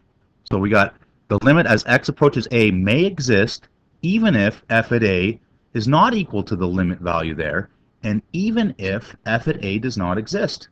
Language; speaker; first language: English; native; English